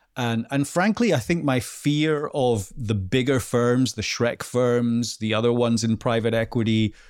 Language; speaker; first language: English; native; English